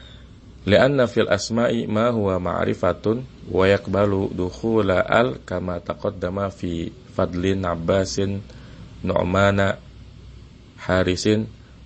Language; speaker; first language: Arabic; non-native, fluent; Indonesian